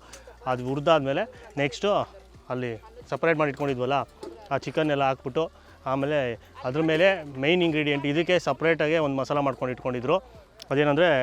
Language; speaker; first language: Kannada; native; Kannada